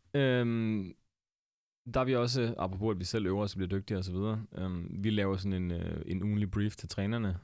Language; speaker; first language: Danish; native; Danish